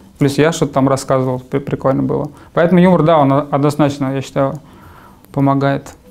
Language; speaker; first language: Russian; native; Russian